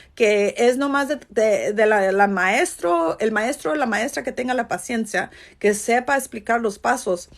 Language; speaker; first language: Spanish; early bilingual, heritage; Spanish